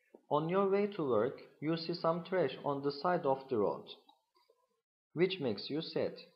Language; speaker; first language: English; non-native, fluent; Turkish